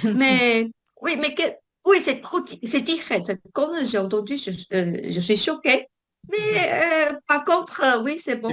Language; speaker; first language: French; non-native, learner; Chinese